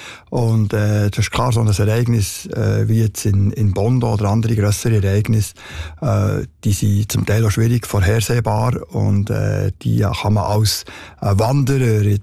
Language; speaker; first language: German; native; German